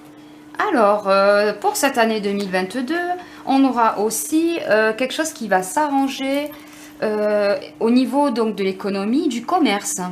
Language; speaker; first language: French; native; French